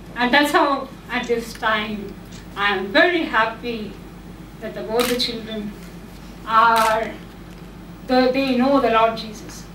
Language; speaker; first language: English; non-native, local second language; Telugu